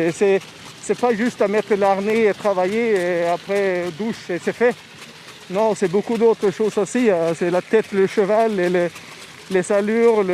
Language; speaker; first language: French; non-native, fluent; Swedish